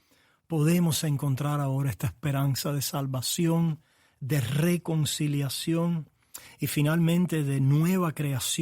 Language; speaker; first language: Spanish; native; Spanish